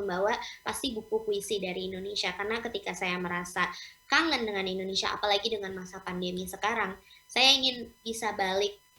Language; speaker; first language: Indonesian; non-native, local second language; English